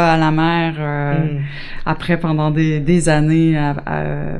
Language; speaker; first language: French; native; French